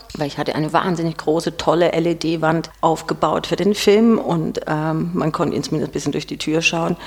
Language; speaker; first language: German; native; German